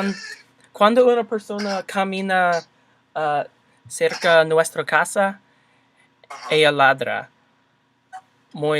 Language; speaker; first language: Spanish; non-native, learner; English